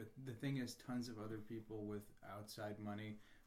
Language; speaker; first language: English; native; English